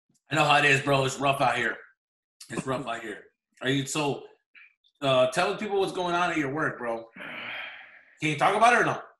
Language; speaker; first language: English; early bilingual, other home language; Spanish